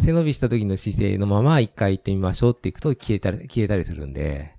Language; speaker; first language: Japanese; native; Japanese